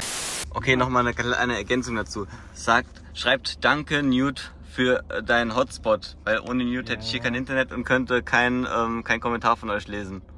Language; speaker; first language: German; native; German